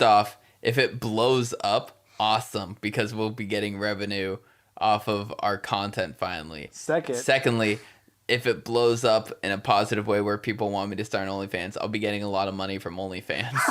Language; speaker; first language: English; native; English